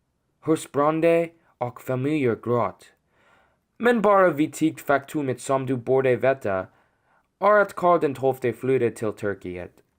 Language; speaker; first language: Swedish; non-native, learner; English